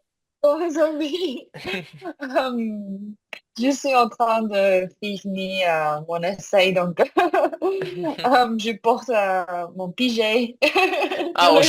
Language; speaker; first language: French; non-native, learner; Korean